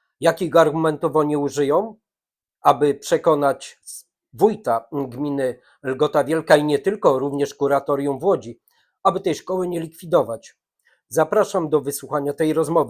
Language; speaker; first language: Polish; native; Polish